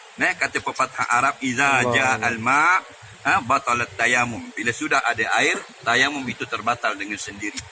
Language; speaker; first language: Malay; native; Malay